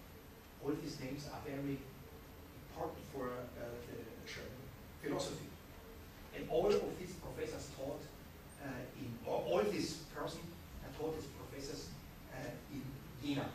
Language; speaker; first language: English; non-native, fluent; German